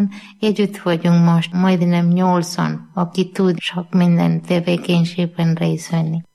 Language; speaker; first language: Hungarian; non-native, learner; Malayalam